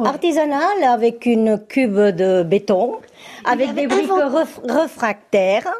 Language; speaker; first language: French; early bilingual, other home language; Spanish